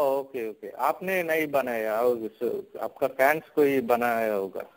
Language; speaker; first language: Hindi; non-native, local second language; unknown